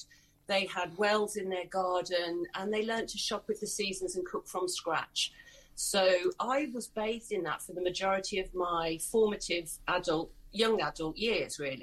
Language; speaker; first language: English; native; English